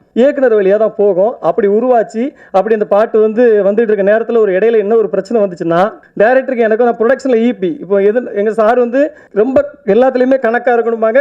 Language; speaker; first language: Tamil; native; Tamil